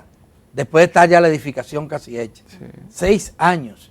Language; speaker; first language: Spanish; native; Spanish